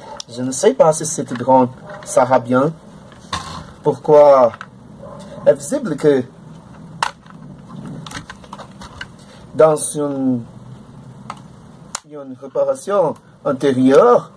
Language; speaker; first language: French; non-native, learner; Portuguese